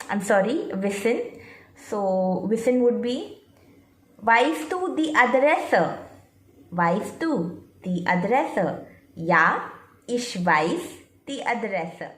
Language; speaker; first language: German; non-native, fluent; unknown